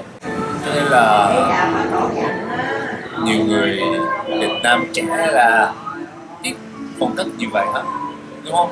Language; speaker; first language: Vietnamese; non-native, fluent; Japanese